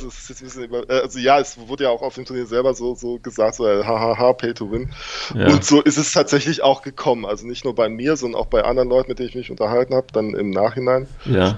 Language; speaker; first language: German; native; German